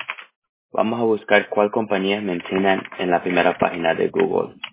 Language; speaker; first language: Spanish; early bilingual, heritage; Spanish